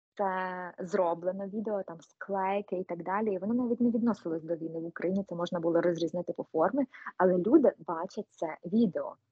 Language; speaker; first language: Ukrainian; native; Ukrainian